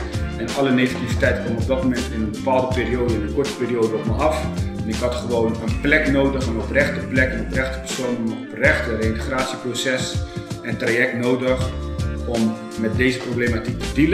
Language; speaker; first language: Dutch; native; Dutch